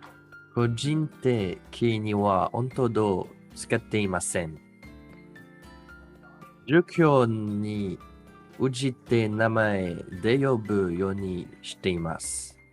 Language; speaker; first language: Japanese; non-native, learner; French